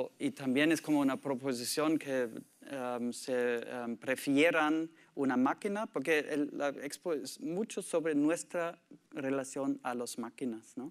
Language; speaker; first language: Spanish; non-native, learner; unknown